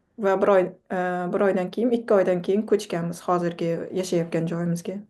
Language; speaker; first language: Uzbek; non-native, local second language; Kara-Kalpak